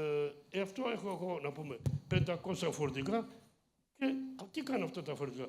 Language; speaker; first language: Greek; early bilingual, heritage; Greek